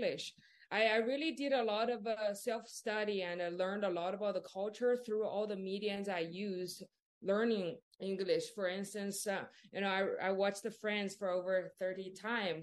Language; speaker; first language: English; non-native, fluent; Chinese